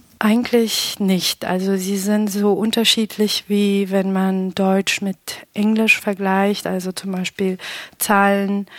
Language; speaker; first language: German; non-native, fluent; Pashto